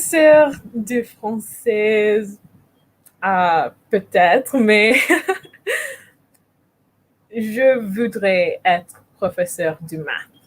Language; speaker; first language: French; non-native, learner; English